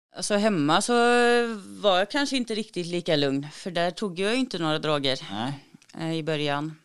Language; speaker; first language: Swedish; native; Swedish